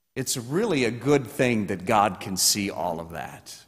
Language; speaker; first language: English; native; English